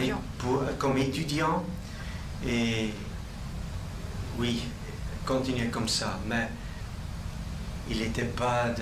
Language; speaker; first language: French; non-native, local second language; German